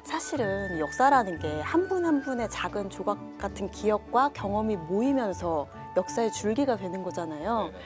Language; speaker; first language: Korean; native; Korean